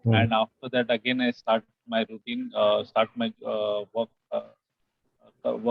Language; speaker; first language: English; non-native, learner; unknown